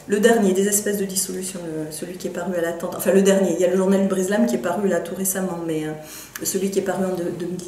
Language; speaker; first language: French; native; French